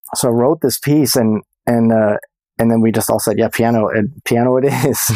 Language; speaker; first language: English; non-native, fluent; German